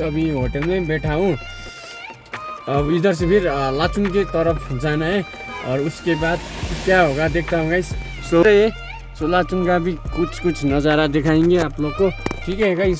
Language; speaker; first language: Hindi; non-native, local second language; Nepali